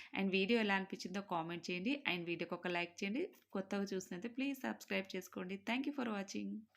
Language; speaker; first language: Telugu; non-native, local second language; Marwari